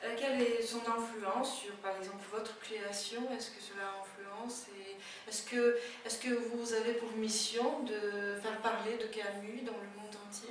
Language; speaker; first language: French; non-native, fluent; Lithuanian